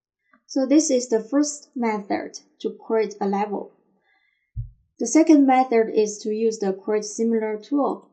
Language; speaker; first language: English; non-native, fluent; Chinese